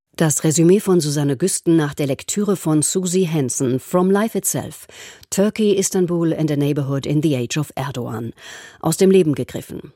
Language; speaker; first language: German; native; German